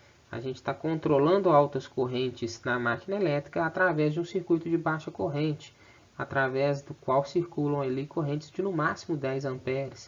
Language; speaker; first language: Portuguese; native; Portuguese